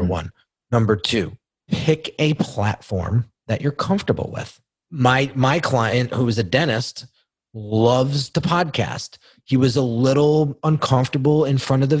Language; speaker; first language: English; native; English